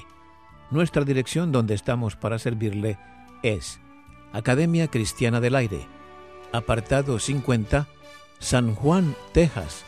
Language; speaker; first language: Spanish; native; Spanish